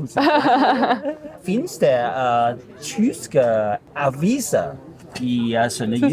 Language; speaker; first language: Danish; non-native, learner; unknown